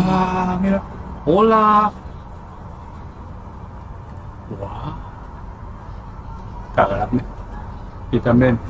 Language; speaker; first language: Spanish; non-native, learner; Japanese